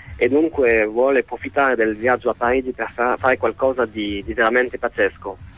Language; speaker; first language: Italian; non-native, fluent; French